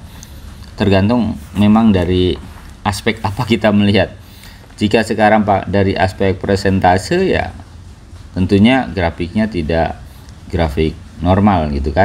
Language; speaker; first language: Indonesian; native; Indonesian